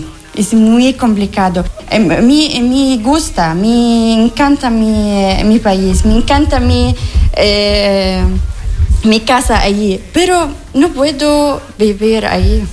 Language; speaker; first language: Spanish; non-native, learner; Arabic